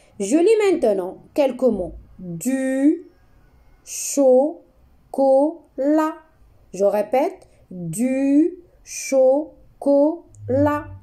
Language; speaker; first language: French; non-native, local second language; Arabic